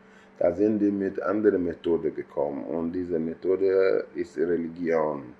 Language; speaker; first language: German; non-native, fluent; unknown